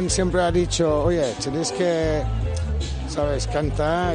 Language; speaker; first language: Spanish; non-native, fluent; English